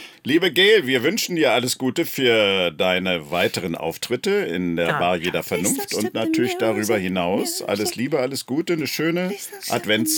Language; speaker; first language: German; native; German